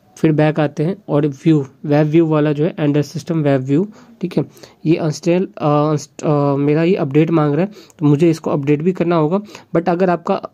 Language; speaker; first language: Hindi; native; Hindi